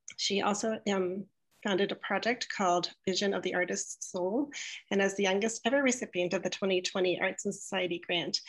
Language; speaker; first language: English; native; English